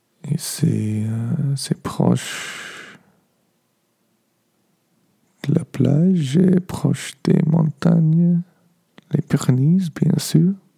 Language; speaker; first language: French; non-native, learner; English